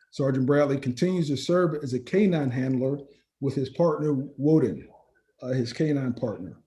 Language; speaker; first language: English; native; English